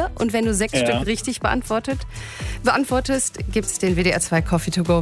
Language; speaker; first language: German; native; German